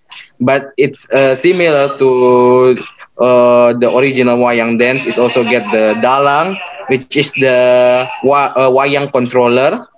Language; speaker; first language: English; non-native, learner; Indonesian